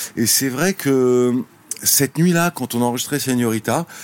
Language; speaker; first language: French; native; French